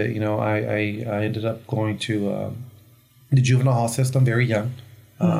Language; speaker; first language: English; early bilingual, other home language; Spanish